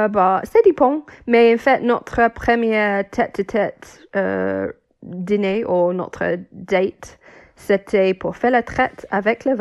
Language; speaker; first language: French; non-native, fluent; English